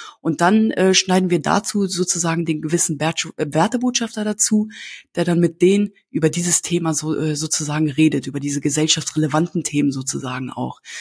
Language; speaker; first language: German; native; German